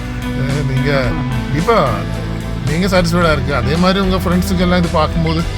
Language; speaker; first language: Tamil; non-native, learner; Malayalam